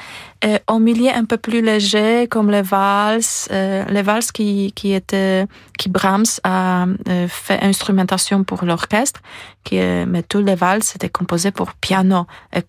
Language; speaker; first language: French; non-native, fluent; Polish